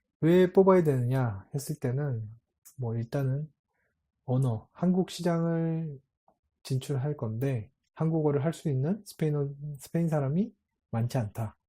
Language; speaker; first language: Korean; native; Korean